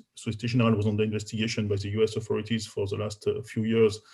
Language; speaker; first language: English; non-native, fluent; French